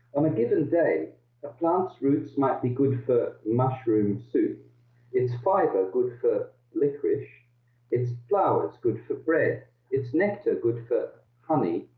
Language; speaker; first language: English; early bilingual, other home language; Dutch